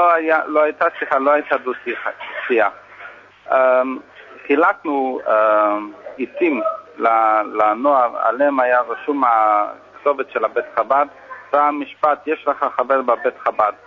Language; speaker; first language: Hebrew; non-native, fluent; English